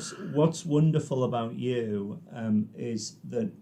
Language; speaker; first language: English; native; English